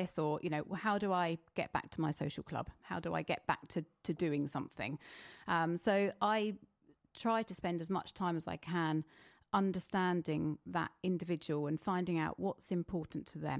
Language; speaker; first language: English; native; English